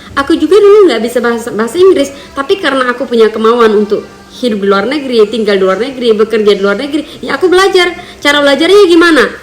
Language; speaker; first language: Indonesian; non-native, local second language; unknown